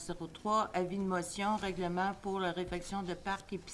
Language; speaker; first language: French; native; French